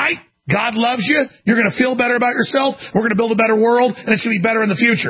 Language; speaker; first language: English; native; English